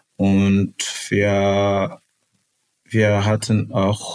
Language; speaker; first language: German; non-native, fluent; Portuguese